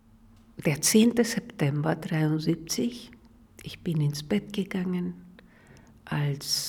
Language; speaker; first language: German; non-native, fluent; Spanish